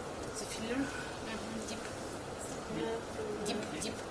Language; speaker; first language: English; non-native, learner; Russian